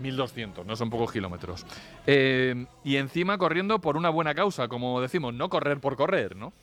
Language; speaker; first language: Spanish; native; Spanish